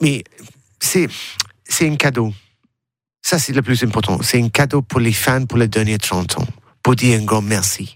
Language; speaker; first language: French; non-native, learner; English